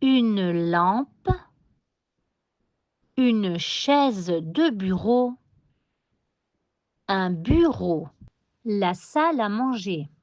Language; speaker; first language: French; non-native, fluent; Spanish